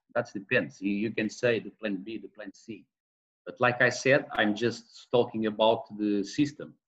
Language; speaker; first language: English; non-native, learner; Portuguese